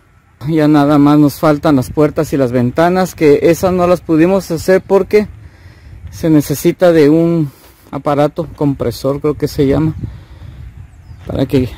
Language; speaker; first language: Spanish; native; Spanish